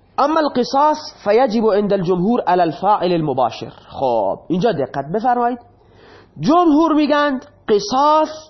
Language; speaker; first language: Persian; non-native, local second language; Baluchi